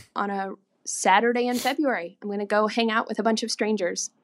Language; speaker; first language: English; native; English